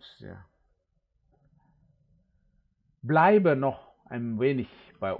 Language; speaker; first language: German; non-native, fluent; Indonesian